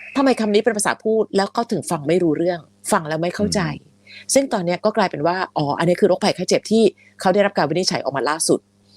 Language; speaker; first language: Thai; native; Thai